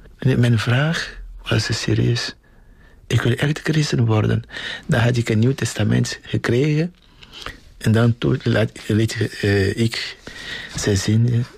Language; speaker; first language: Dutch; non-native, fluent; Ewe